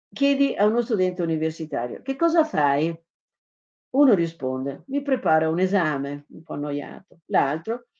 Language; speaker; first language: Italian; native; Italian